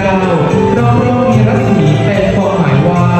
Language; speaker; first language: Thai; native; Thai